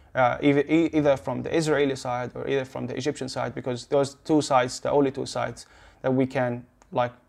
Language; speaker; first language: English; non-native, learner; Arabic